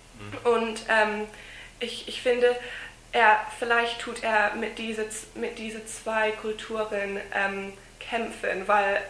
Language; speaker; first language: German; non-native, fluent; English